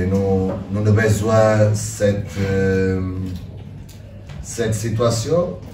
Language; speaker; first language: French; non-native, learner; Portuguese